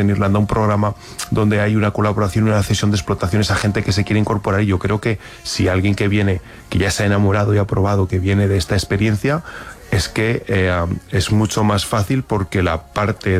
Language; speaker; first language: Spanish; native; Spanish